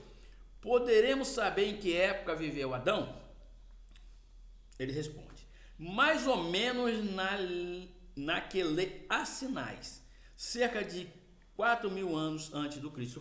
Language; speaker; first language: Portuguese; native; Portuguese